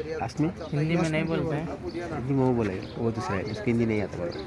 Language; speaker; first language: Hindi; non-native, local second language; Malayalam